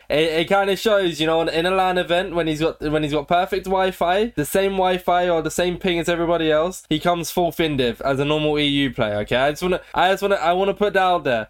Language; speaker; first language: English; native; English